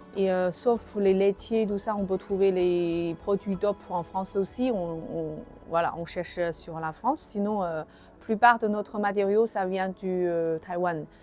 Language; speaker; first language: French; non-native, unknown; Chinese